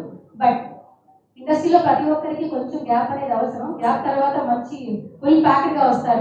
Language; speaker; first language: Telugu; native; Telugu